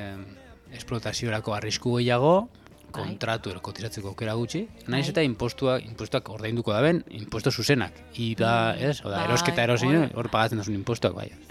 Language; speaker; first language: Basque; native; Basque